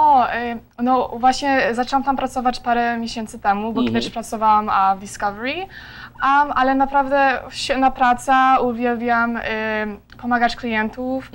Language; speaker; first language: Polish; early bilingual, heritage; Polish